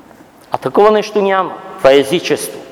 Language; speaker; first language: Bulgarian; native; Bulgarian